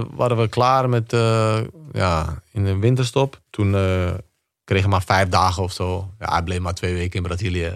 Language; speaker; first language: Dutch; early bilingual, other home language; Bosnian